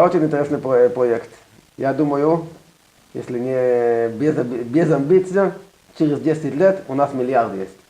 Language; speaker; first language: Russian; non-native, learner; Hebrew